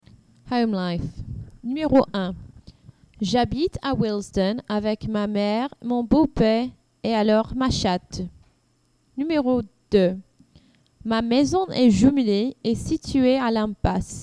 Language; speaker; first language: French; non-native, learner; English